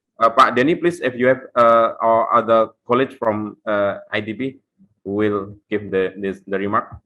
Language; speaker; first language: English; non-native, local second language; Indonesian